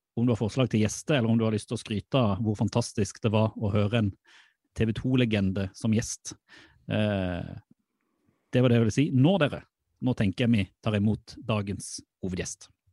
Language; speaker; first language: Norwegian; native; Norwegian